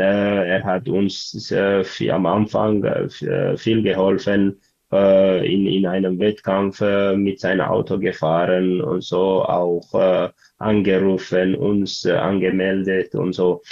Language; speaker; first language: German; non-native, learner; Tigrinya